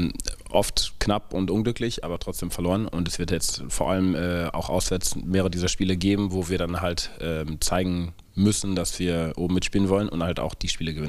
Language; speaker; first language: German; native; German